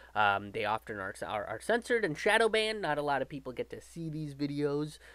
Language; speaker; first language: English; native; English